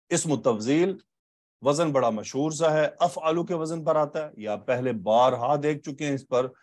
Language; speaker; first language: Urdu; native; Urdu